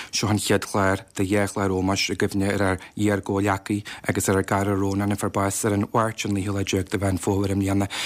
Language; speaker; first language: Irish; native; Irish